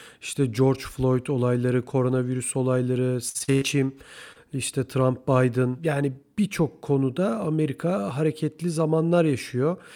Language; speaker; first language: Turkish; native; Turkish